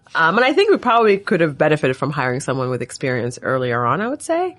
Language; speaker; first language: English; non-native, fluent; Arabic